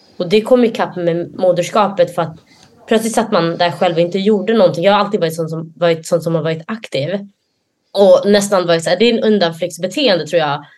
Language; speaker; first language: Swedish; early bilingual, other home language; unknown